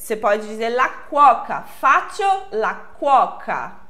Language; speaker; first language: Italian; non-native, fluent; Portuguese